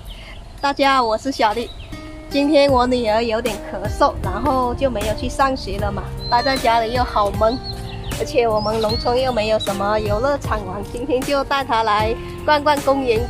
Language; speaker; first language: Chinese; non-native, local second language; Cantonese